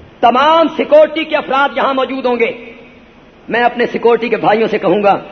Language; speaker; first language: Urdu; non-native, local second language; Punjabi